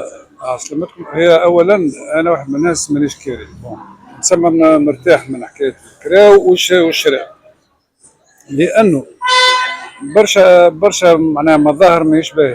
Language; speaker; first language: Arabic; native; Arabic